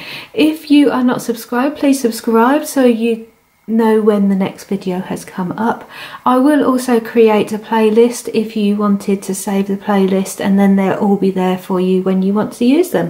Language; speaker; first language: English; native; English